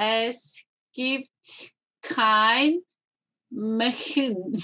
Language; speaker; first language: German; non-native, learner; Korean